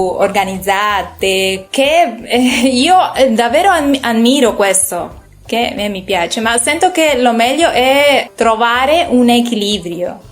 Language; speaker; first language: Italian; non-native, learner; Spanish